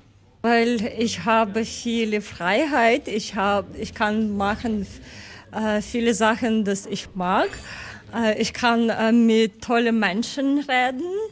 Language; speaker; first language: German; non-native, learner; Ukrainian